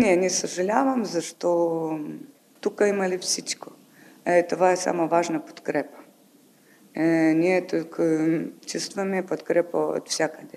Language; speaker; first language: Bulgarian; non-native, learner; Ukrainian